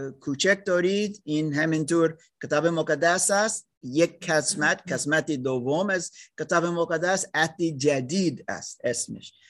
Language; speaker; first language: Persian; non-native, learner; English